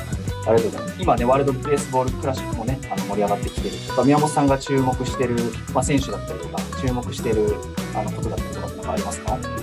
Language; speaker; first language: Japanese; native; Japanese